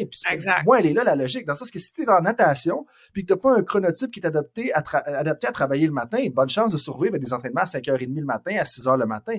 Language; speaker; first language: French; native; French